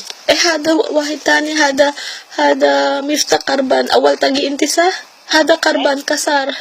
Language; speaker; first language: Arabic; non-native, learner; Filipino